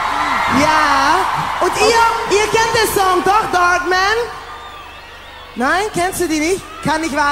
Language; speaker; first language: German; non-native, learner; English